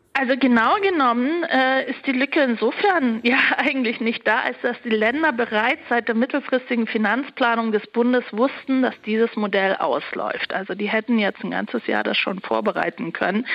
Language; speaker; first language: German; early bilingual, other home language; Turkish